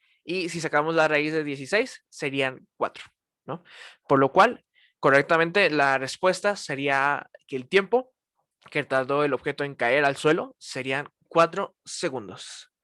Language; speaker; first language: Spanish; native; Spanish